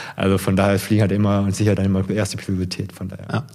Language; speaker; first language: German; early bilingual, other home language; Korean